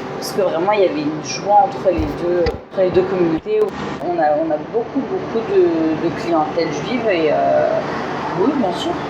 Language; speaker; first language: French; native; French